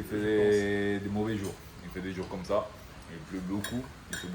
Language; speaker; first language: French; non-native, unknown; Spanish